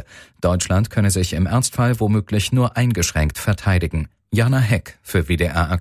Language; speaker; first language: German; native; German